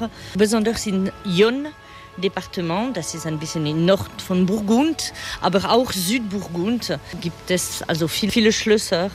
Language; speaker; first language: German; non-native, fluent; French